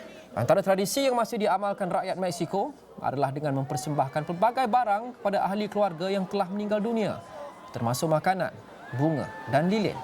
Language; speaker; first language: Malay; native; Malay